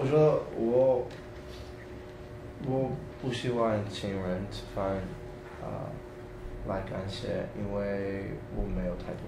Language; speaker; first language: Chinese; non-native, learner; English